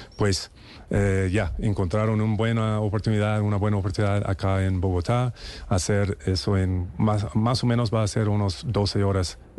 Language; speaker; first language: Spanish; non-native, fluent; English